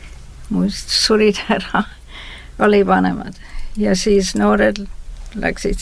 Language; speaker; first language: Estonian; early bilingual, heritage; Estonian